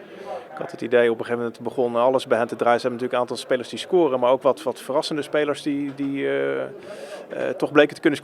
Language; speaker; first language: Dutch; native; Dutch